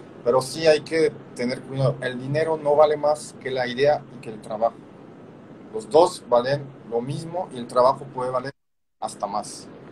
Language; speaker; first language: Spanish; non-native, fluent; French